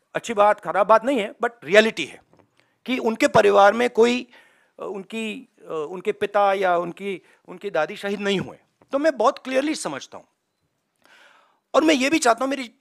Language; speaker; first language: Hindi; native; Hindi